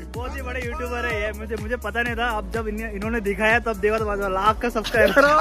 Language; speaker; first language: Hindi; non-native, local second language; Nepali